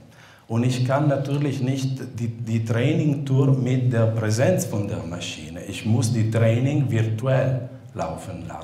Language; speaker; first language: German; non-native, fluent; Italian